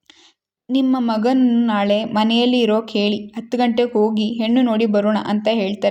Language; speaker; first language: Kannada; native; Kannada